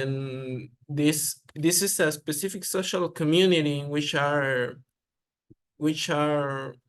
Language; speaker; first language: English; non-native, learner; Spanish